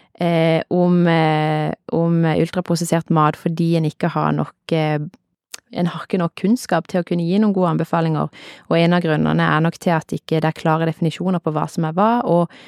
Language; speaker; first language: Norwegian; native; Norwegian